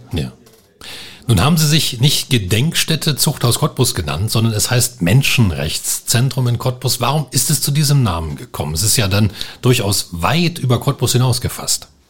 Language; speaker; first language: German; native; German